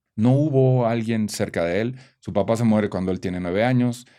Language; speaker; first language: Spanish; native; Spanish